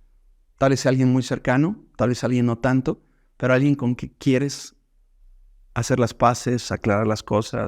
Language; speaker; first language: Spanish; native; Spanish